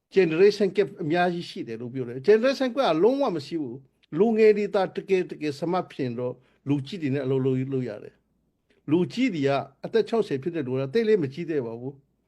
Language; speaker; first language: Burmese; non-native, local second language; Hakha Chin